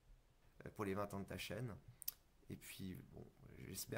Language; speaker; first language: French; native; French